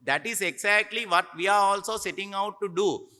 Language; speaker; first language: English; non-native, local second language; Sinhala